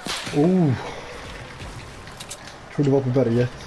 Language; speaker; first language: Swedish; early bilingual, other home language; Turkish